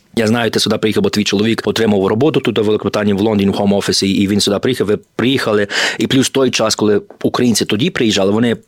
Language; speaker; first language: Ukrainian; early bilingual, heritage; Ukrainian